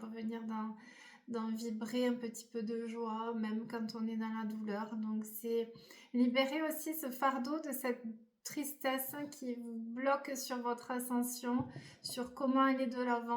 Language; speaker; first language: French; native; French